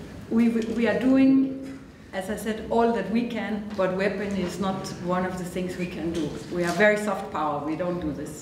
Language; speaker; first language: English; non-native, fluent; Danish